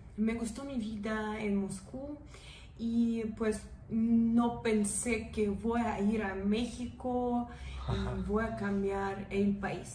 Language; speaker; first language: Spanish; non-native, fluent; Russian